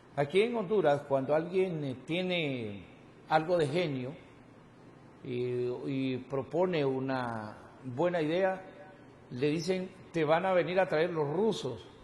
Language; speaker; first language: Spanish; native; Spanish